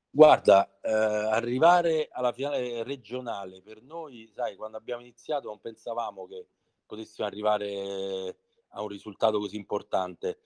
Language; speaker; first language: Italian; native; Italian